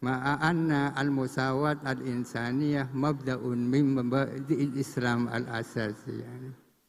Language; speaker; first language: Arabic; non-native, fluent; Indonesian